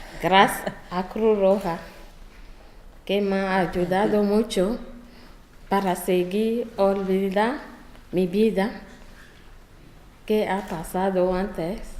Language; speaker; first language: Spanish; non-native, learner; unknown